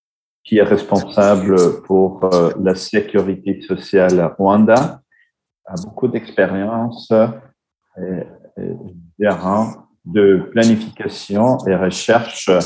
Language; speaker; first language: French; non-native, fluent; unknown